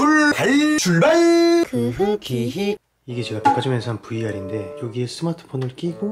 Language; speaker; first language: Korean; native; Korean